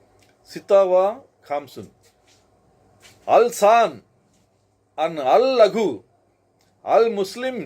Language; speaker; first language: Arabic; non-native, learner; Telugu